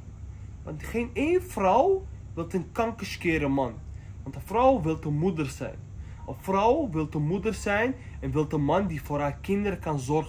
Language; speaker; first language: Dutch; early bilingual, other home language; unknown